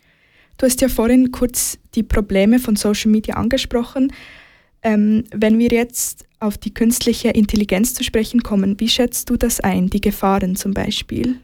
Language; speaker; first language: German; native; German